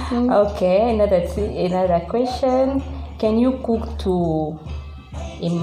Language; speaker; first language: English; non-native, learner; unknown